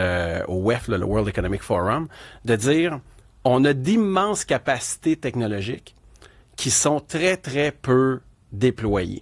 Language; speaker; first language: French; native; French